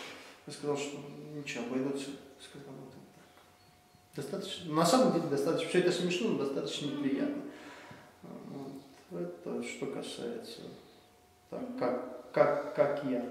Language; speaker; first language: Russian; native; Russian